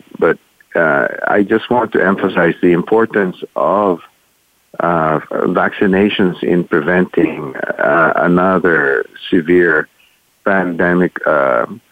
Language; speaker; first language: English; non-native, local second language; Filipino